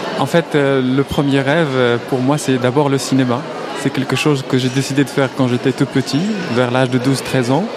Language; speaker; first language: French; non-native, local second language; Arabic